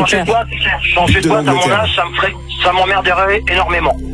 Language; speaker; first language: French; native; French